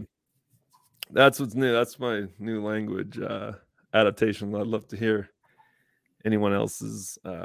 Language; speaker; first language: English; native; English